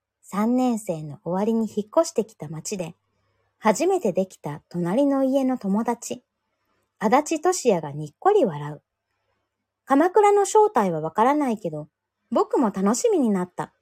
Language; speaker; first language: Japanese; native; Japanese